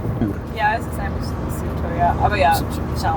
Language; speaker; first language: German; non-native, learner; Persian